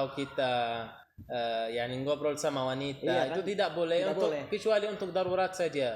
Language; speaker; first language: Indonesian; non-native, learner; Arabic